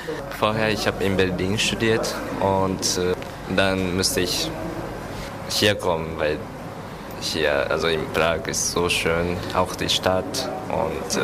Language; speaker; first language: German; non-native, learner; Japanese